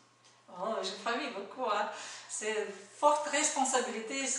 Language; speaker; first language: French; non-native, fluent; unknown